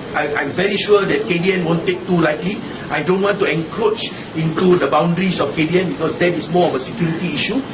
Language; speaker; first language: English; non-native, local second language; Malay